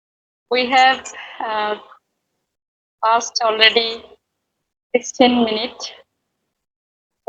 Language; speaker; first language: English; non-native, learner; Bangla